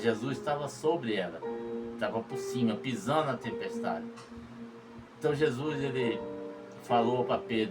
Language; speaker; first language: Portuguese; native; Portuguese